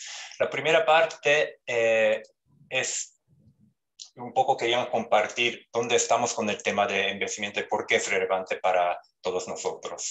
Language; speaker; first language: Spanish; non-native, fluent; Japanese